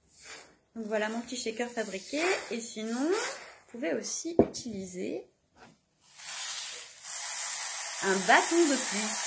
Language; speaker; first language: French; native; French